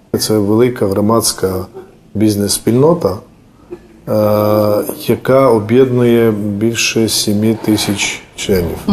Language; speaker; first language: Ukrainian; non-native, fluent; Georgian